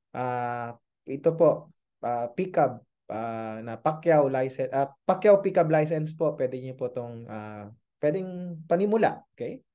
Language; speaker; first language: Filipino; non-native, local second language; Iloko